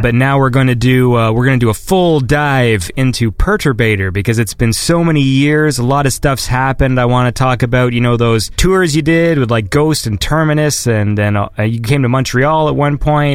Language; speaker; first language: English; native; English